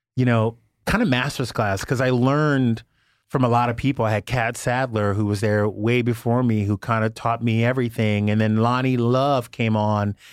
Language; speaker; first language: English; native; English